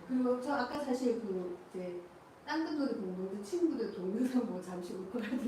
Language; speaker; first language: Korean; native; Korean